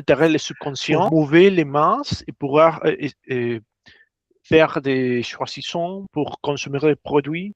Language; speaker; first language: French; non-native, fluent; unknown